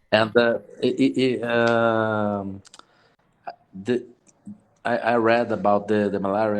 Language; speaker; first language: English; non-native, learner; Portuguese